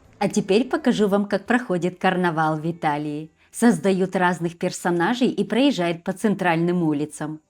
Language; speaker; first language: Russian; native; Russian